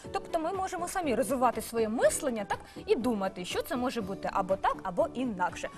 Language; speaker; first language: Ukrainian; native; Ukrainian